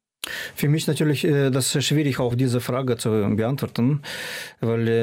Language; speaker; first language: German; non-native, fluent; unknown